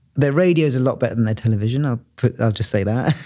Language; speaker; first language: English; native; English